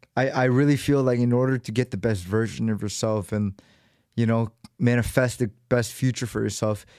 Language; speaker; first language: English; native; English